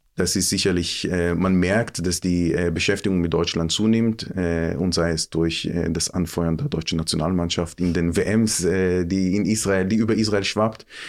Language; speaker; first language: German; non-native, fluent; Hebrew